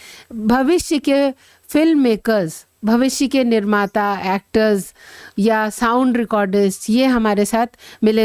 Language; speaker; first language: Hindi; native; Hindi